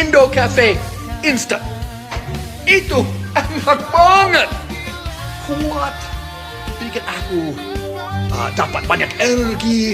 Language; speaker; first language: Indonesian; non-native, fluent; English